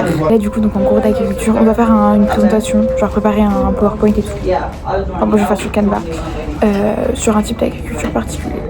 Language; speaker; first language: French; native; French